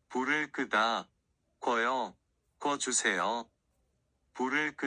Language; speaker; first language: Korean; non-native, learner; Filipino